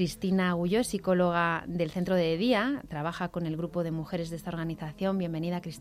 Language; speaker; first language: Spanish; native; Spanish